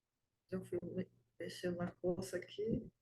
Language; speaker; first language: Portuguese; non-native, fluent; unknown